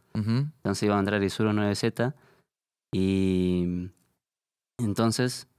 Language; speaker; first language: Spanish; native; Spanish